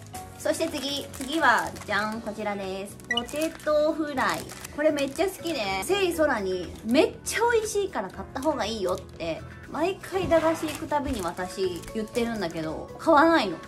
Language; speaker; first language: Japanese; native; Japanese